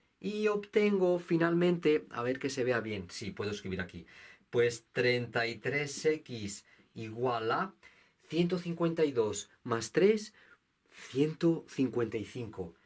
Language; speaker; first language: Spanish; native; Spanish